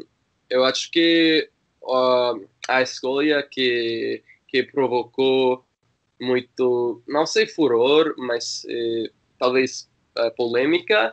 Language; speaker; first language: Portuguese; non-native, learner; English